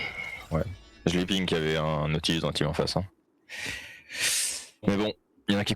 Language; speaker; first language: French; native; French